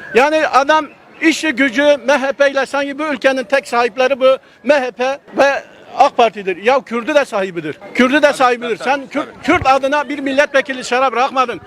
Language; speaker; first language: Turkish; non-native, local second language; Kurdish